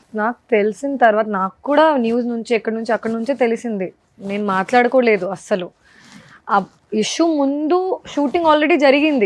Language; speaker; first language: Telugu; non-native, local second language; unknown